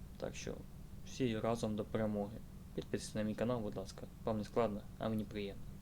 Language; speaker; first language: Ukrainian; non-native, local second language; Russian